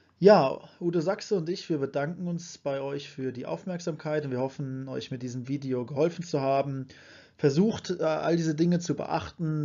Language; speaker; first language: German; native; German